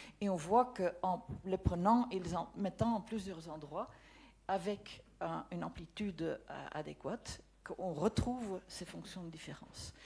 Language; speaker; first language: French; non-native, local second language; Dutch